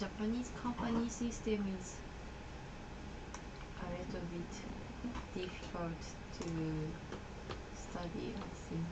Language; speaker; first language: English; non-native, learner; Japanese